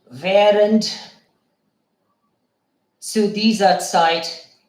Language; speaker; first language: German; non-native, fluent; Bangla